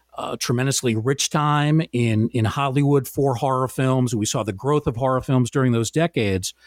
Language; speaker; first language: English; native; English